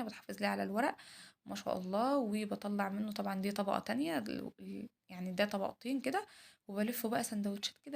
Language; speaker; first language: Arabic; native; Arabic